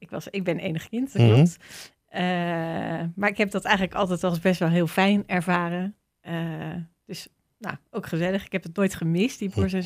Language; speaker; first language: Dutch; native; Dutch